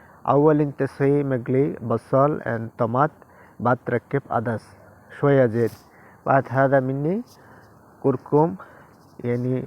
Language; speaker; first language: Arabic; non-native, learner; Bangla